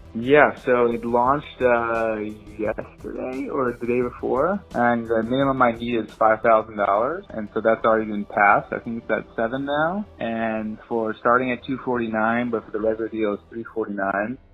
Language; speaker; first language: English; native; English